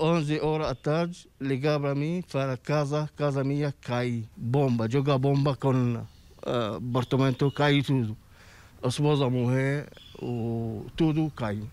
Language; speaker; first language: Portuguese; non-native, learner; Arabic